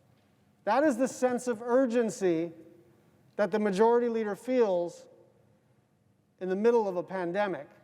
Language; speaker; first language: English; native; English